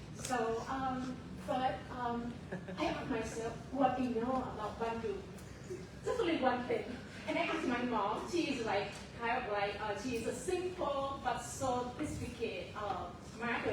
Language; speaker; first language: English; non-native, fluent; Thai